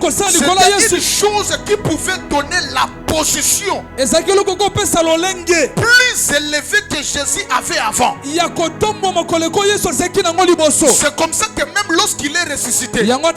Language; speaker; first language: French; non-native, local second language; Lingala